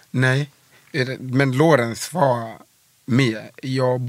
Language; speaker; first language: Swedish; early bilingual, other home language; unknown